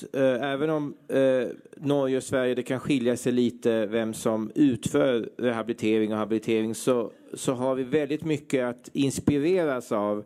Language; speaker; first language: Swedish; native; Swedish